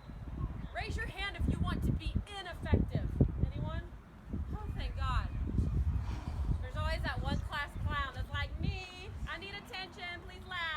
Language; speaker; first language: English; native; English